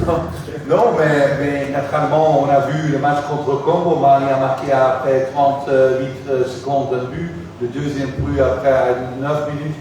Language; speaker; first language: French; non-native, fluent; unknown